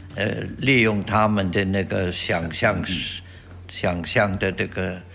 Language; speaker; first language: Chinese; non-native, fluent; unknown